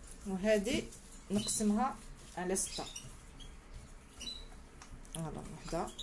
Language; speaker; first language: Arabic; native; Arabic